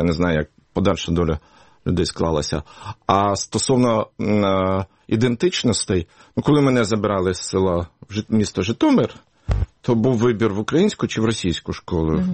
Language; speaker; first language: Ukrainian; native; Ukrainian